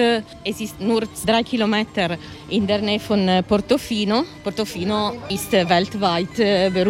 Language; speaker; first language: German; non-native, learner; Italian